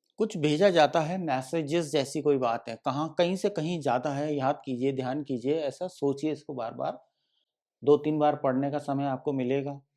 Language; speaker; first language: Hindi; native; Hindi